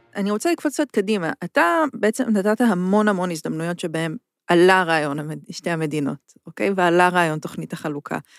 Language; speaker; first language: Hebrew; native; Hebrew